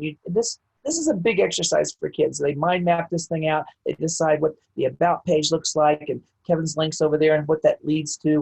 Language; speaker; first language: English; native; English